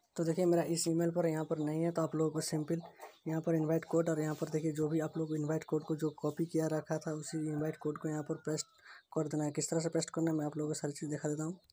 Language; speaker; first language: Hindi; native; Hindi